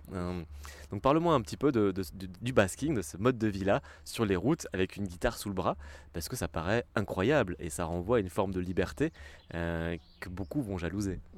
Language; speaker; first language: French; native; French